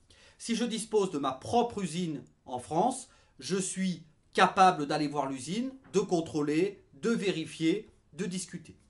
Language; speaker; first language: French; native; French